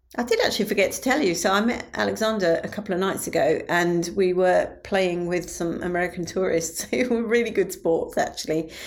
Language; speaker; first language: English; native; English